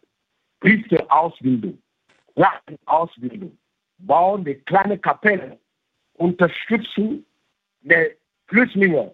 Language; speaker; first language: German; non-native, fluent; French